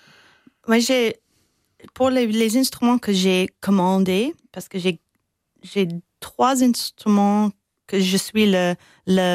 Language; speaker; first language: French; non-native, fluent; English